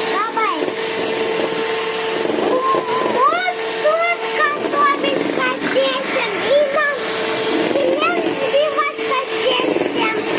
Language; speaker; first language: Russian; non-native, learner; Tajik